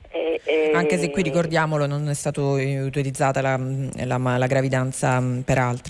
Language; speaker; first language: Italian; native; Italian